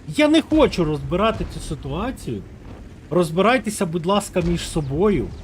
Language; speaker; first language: Ukrainian; non-native, local second language; Russian